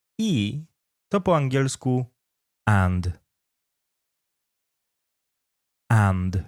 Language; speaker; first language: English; non-native, fluent; Polish